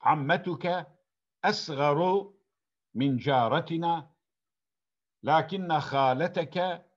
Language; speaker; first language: Arabic; non-native, fluent; Turkish